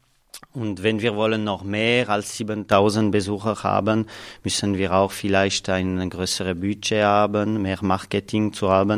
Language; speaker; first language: German; non-native, local second language; French